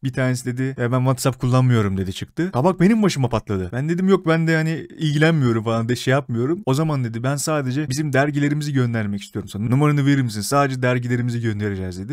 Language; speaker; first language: Turkish; native; Turkish